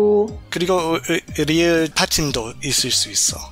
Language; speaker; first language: Korean; non-native, learner; English